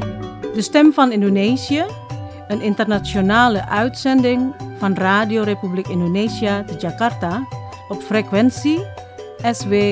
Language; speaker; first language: Dutch; non-native, fluent; Indonesian